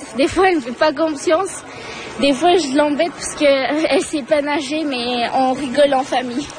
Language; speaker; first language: French; early bilingual, other home language; Turkish